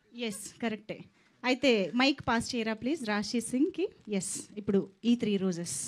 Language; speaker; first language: Telugu; native; Telugu